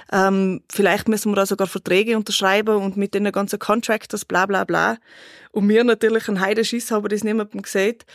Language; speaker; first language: German; native; German